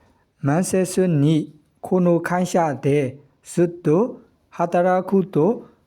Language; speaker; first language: Japanese; non-native, learner; Burmese